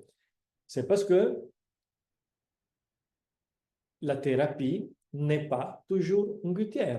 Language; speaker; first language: French; non-native, fluent; Italian